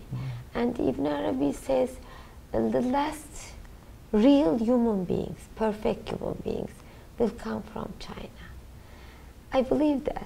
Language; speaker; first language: English; non-native, learner; Turkish